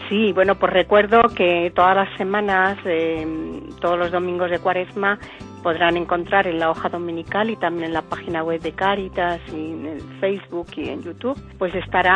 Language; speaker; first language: Spanish; native; Spanish